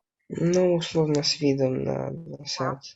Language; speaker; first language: Russian; native; Russian